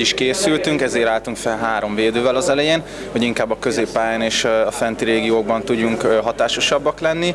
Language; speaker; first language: Hungarian; native; Hungarian